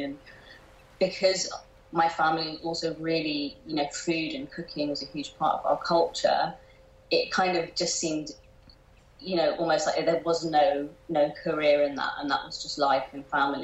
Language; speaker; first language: English; native; English